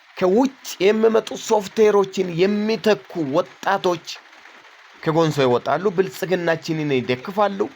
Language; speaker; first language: Amharic; non-native, local second language; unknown